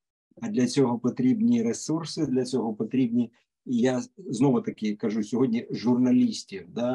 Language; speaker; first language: Ukrainian; native; Ukrainian